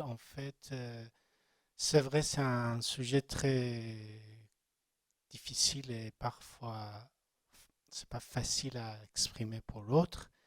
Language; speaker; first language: French; non-native, learner; Persian